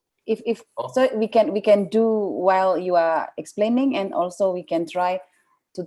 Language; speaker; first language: English; non-native, fluent; Indonesian